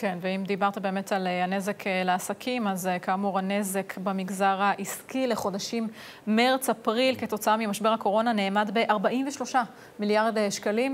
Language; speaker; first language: Hebrew; native; Hebrew